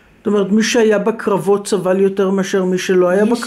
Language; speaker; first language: Hebrew; native; Hebrew